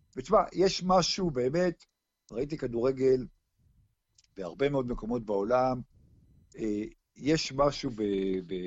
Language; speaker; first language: Hebrew; native; Hebrew